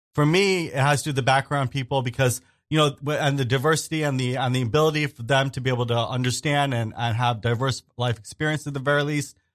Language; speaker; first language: English; early bilingual, other home language; Hindi